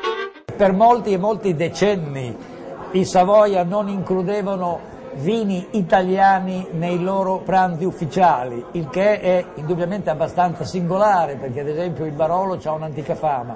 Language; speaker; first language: Italian; native; Italian